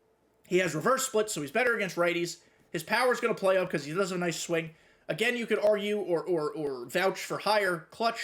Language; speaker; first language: English; native; English